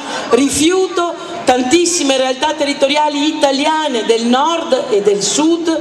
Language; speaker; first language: Italian; native; Italian